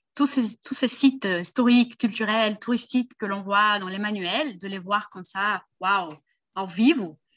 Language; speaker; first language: French; early bilingual, heritage; Portuguese